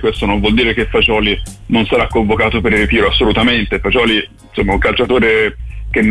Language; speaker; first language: Italian; native; Italian